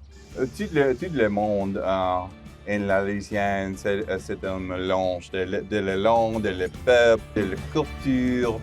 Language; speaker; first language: French; non-native, local second language; English